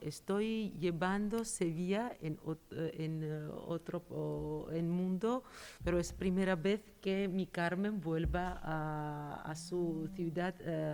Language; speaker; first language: Spanish; non-native, fluent; Georgian